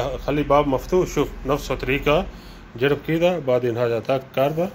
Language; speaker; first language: Arabic; non-native, learner; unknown